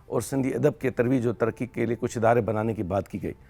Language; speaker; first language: Urdu; non-native, local second language; Sindhi